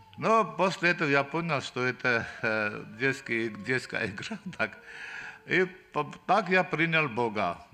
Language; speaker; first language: Russian; non-native, local second language; Armenian